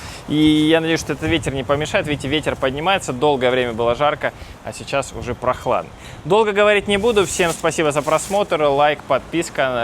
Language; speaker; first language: Russian; native; Russian